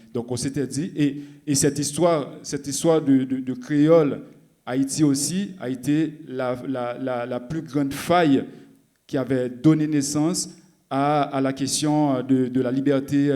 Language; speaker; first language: French; non-native, local second language; Haitian Creole